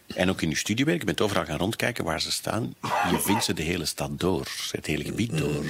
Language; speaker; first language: Dutch; native; Dutch